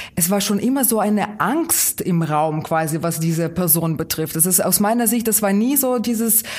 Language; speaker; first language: German; non-native, fluent; Ukrainian